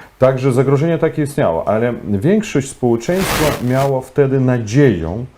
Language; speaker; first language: Polish; non-native, fluent; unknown